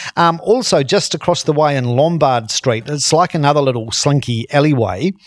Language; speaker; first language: English; native; English